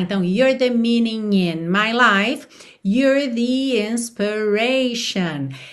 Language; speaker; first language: English; non-native, fluent; Portuguese